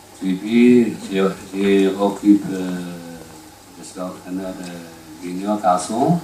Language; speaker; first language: French; non-native, learner; Chinese